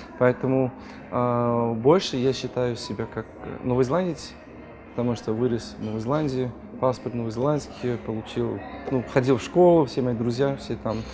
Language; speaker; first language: Russian; non-native, fluent; English